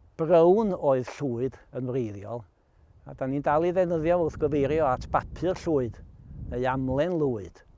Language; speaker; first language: Welsh; native; Welsh